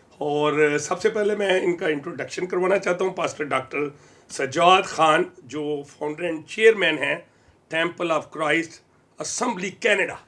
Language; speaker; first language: Urdu; non-native, local second language; Punjabi